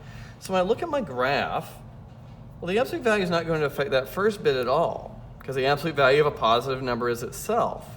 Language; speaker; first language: English; native; English